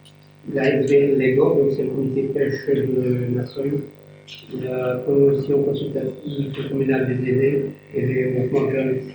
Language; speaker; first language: French; native; French